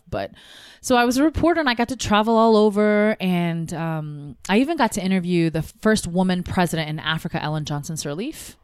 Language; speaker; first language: English; early bilingual, other home language; Tigrinya